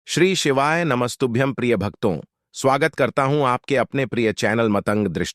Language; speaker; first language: Hindi; native; Hindi